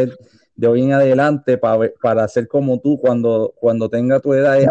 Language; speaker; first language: Spanish; native; Spanish